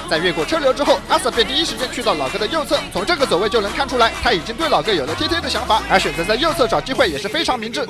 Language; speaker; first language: Chinese; native; Chinese